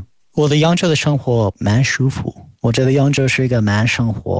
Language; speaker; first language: Chinese; non-native, fluent; English